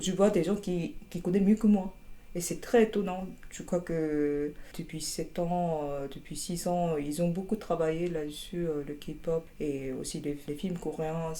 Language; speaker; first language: French; non-native, fluent; Korean